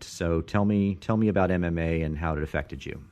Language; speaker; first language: English; native; English